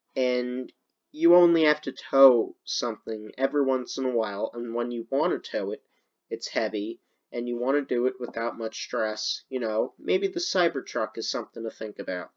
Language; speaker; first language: English; native; English